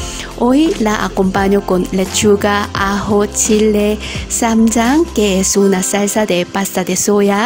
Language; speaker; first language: Spanish; non-native, learner; Korean